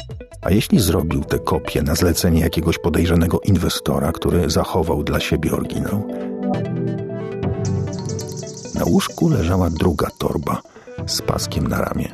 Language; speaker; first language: Polish; native; Polish